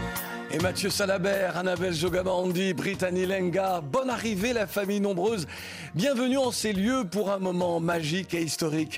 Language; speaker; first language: French; native; French